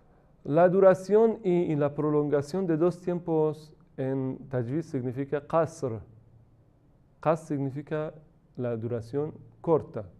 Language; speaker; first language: Spanish; non-native, fluent; Persian